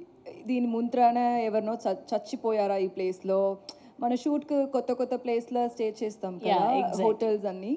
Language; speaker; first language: Telugu; non-native, learner; Tamil